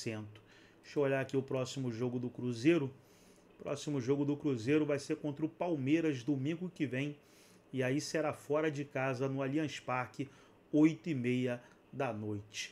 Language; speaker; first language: Portuguese; native; Portuguese